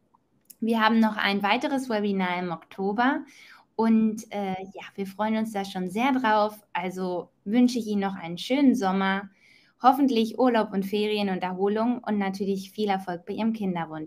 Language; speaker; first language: German; native; German